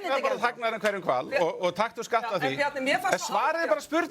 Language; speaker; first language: Icelandic; native; Icelandic